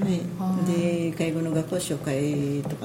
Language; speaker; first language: Japanese; non-native, learner; Filipino